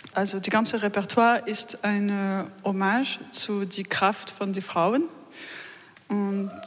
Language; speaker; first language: German; non-native, learner; French